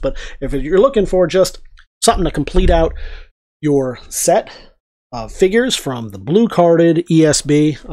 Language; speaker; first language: English; native; English